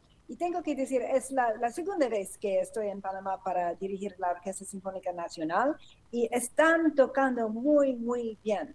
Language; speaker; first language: Spanish; non-native, fluent; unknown